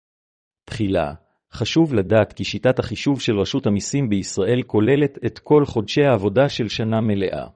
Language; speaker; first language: Hebrew; native; Hebrew